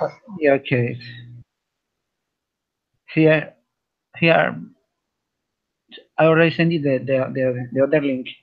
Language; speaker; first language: English; non-native, learner; Spanish